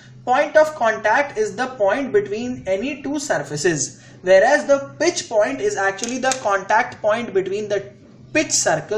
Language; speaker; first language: English; non-native, local second language; Hindi